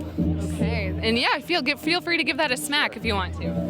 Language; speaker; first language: English; native; English